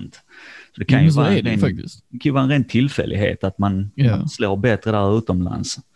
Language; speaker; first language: Swedish; native; Swedish